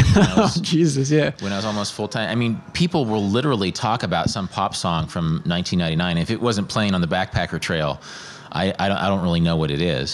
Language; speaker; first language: English; native; English